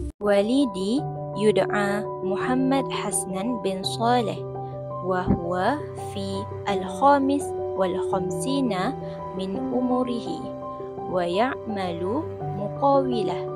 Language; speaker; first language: Arabic; non-native, learner; Malay